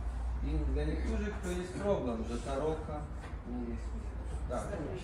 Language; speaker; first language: Polish; non-native, fluent; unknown